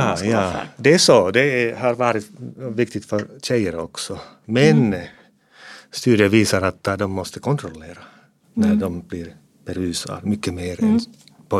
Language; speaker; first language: Swedish; non-native, fluent; Finnish